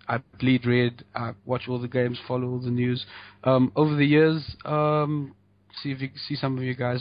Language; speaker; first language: English; native; English